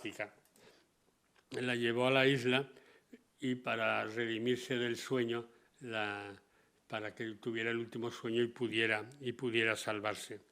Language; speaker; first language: Spanish; native; Spanish